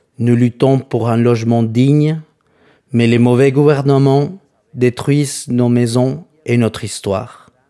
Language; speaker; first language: French; non-native, fluent; Spanish